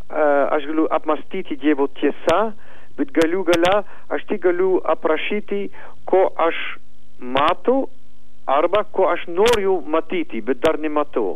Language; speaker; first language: Lithuanian; non-native, learner; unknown